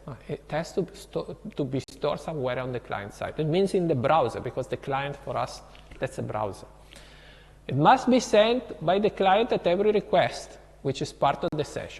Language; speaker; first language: English; non-native, fluent; Italian